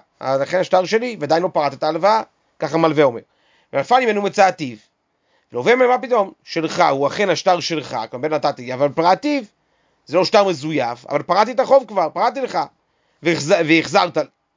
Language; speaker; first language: Hebrew; native; Hebrew